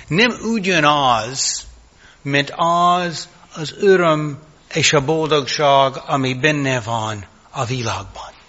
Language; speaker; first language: Hungarian; non-native, fluent; English